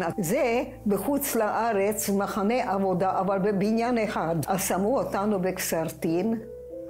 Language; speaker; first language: Hebrew; non-native, fluent; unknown